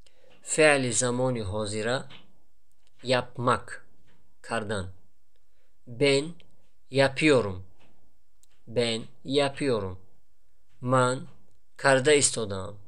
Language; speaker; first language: Turkish; non-native, fluent; Tajik